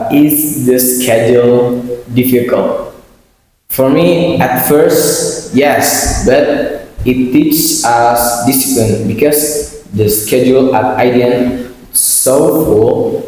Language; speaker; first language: English; non-native, learner; Indonesian